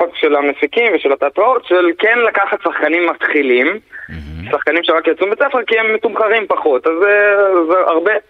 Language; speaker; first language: Hebrew; native; Hebrew